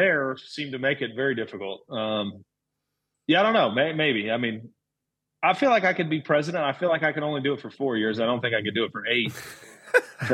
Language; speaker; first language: English; native; English